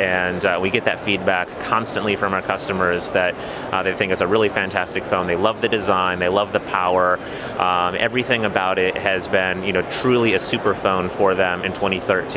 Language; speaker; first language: English; native; English